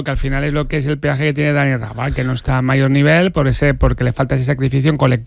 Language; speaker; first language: Spanish; native; Spanish